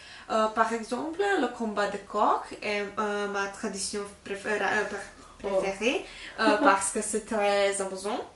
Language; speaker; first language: French; non-native, learner; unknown